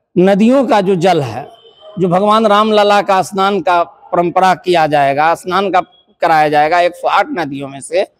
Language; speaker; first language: Hindi; native; Hindi